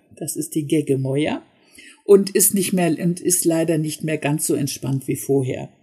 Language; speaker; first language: German; native; German